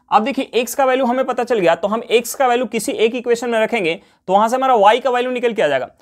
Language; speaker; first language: Hindi; native; Hindi